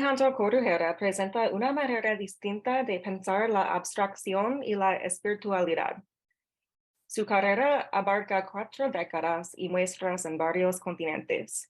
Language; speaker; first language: Spanish; non-native, fluent; English